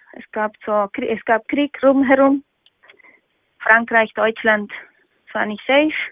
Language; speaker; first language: German; non-native, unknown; Spanish